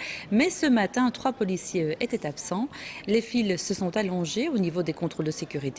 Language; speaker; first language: French; native; French